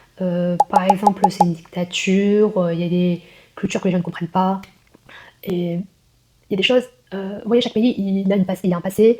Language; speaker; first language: French; early bilingual, other home language; Chinese